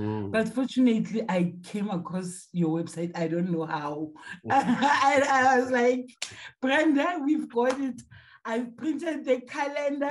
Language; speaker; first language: English; non-native, local second language; Tsonga